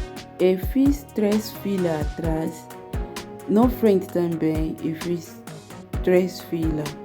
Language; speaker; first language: Portuguese; non-native, learner; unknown